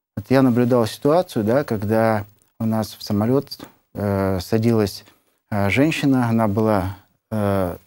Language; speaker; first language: Russian; native; Russian